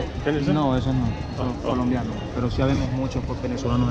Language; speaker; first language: Spanish; native; Spanish